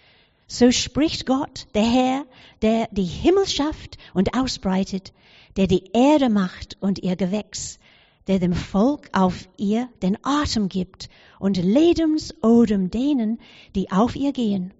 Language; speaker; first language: German; non-native, fluent; English